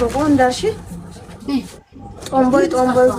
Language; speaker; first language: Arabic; non-native, learner; Amharic